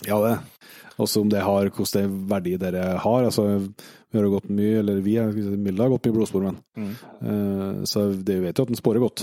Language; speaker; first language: Norwegian; native; Norwegian